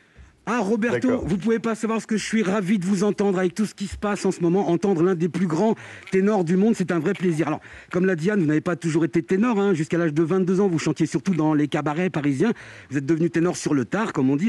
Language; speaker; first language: French; native; French